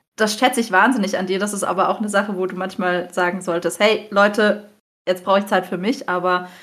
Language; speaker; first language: German; native; German